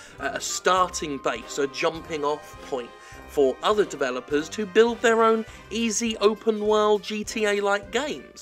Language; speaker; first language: English; native; English